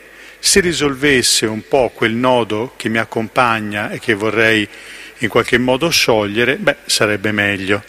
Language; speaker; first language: Italian; native; Italian